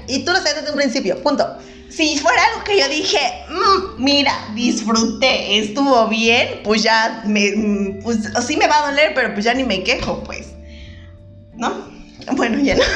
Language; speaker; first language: Spanish; native; Spanish